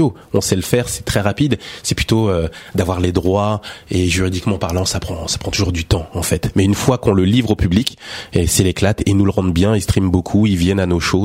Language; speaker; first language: French; native; French